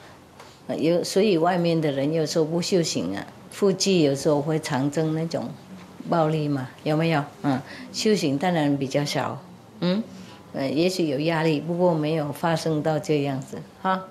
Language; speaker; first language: Chinese; non-native, fluent; Vietnamese